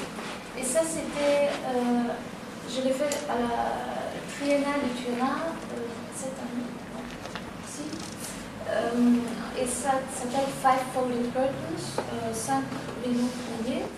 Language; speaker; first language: French; non-native, fluent; German